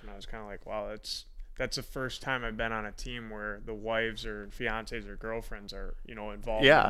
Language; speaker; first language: English; native; English